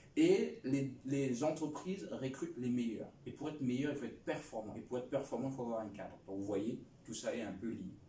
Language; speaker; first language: French; non-native, local second language; Lingala